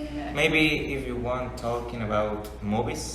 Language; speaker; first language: English; non-native, learner; Spanish